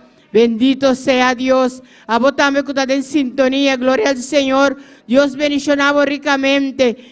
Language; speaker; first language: Spanish; non-native, learner; Papiamento